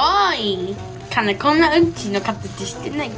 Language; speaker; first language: Japanese; early bilingual, heritage; Japanese